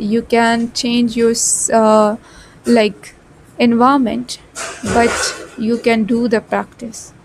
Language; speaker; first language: English; non-native, learner; Bhojpuri